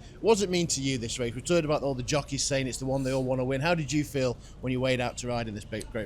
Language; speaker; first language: English; native; English